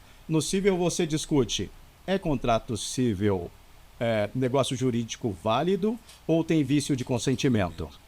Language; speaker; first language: Portuguese; native; Portuguese